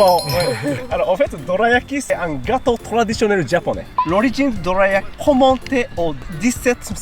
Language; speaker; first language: French; non-native, learner; Japanese